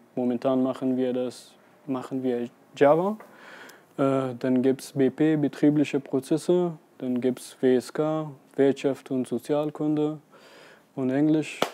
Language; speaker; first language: German; non-native, fluent; Persian